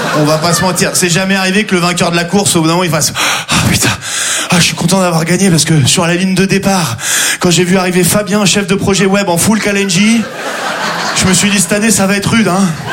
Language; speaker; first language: French; native; French